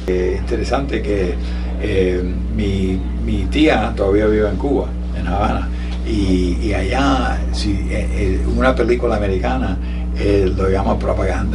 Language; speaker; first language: Spanish; early bilingual, heritage; Spanish